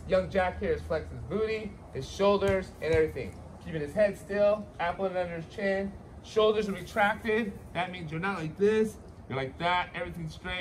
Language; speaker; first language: English; native; English